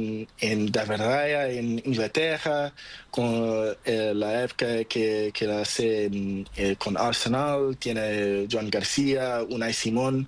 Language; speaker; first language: Spanish; non-native, learner; Portuguese